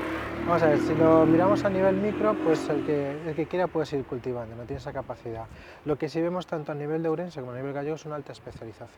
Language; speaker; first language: Spanish; native; Spanish